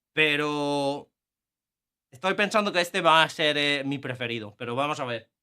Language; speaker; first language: Spanish; non-native, learner; English